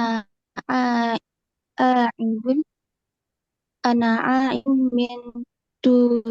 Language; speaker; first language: Arabic; non-native, learner; Indonesian